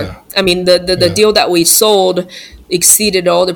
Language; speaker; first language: English; non-native, fluent; Chinese